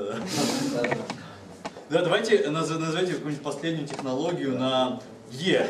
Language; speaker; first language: Russian; native; Russian